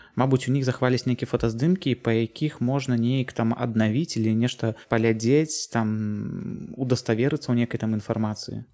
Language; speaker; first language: Belarusian; native; Belarusian